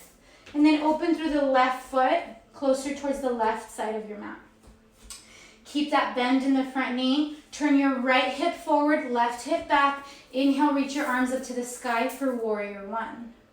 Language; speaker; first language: English; native; English